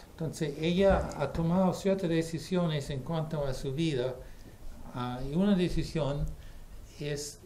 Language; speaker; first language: Spanish; non-native, fluent; English